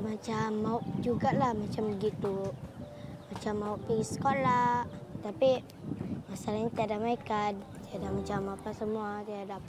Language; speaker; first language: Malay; early bilingual, other home language; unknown